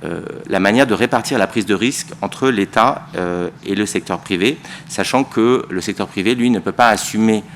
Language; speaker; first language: French; native; French